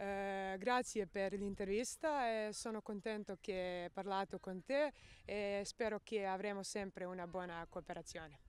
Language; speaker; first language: Italian; non-native, learner; Serbian